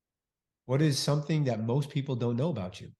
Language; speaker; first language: English; native; English